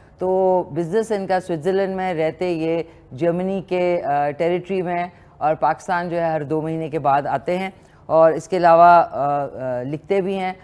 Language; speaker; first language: Urdu; native; Urdu